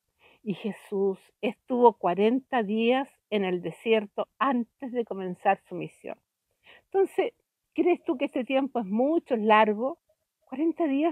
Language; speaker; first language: Spanish; native; Spanish